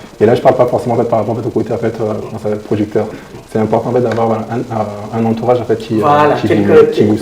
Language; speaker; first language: French; native; French